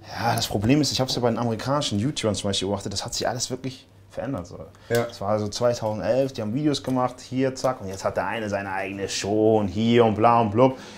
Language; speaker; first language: German; early bilingual, other home language; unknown